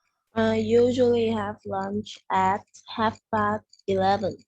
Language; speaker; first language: English; non-native, learner; Vietnamese